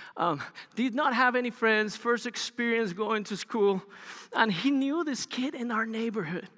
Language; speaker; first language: English; non-native, fluent; Spanish